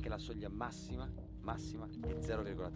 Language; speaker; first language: Italian; native; Italian